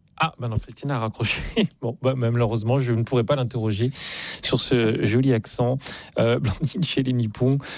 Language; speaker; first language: French; native; French